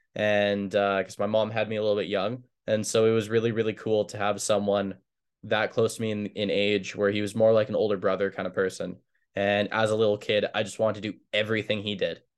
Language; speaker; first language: English; native; English